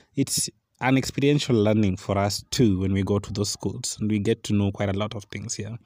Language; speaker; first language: English; non-native, local second language; Luo (Kenya and Tanzania)